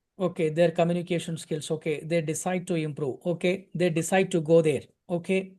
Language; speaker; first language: English; non-native, local second language; Telugu